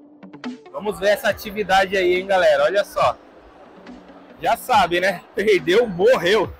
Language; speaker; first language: Portuguese; native; Portuguese